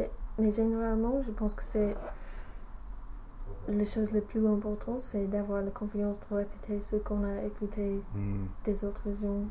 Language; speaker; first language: French; non-native, learner; English